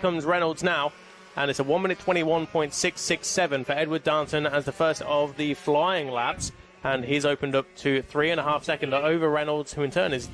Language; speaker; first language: English; native; English